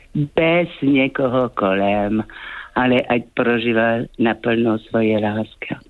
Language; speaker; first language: Czech; non-native, fluent; French